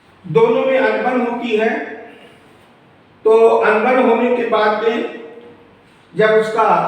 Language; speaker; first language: Hindi; native; Hindi